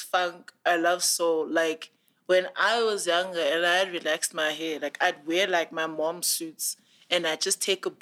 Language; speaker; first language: English; non-native, local second language; Zulu